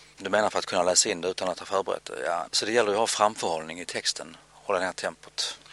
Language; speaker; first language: Swedish; native; Swedish